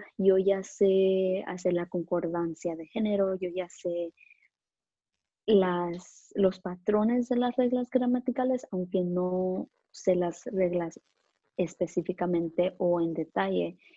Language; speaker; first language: Spanish; early bilingual, other home language; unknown